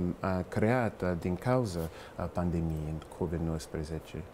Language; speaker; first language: Romanian; non-native, fluent; English